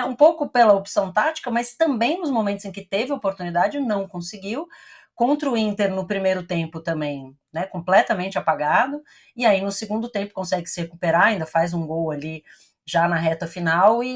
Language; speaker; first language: Portuguese; native; Portuguese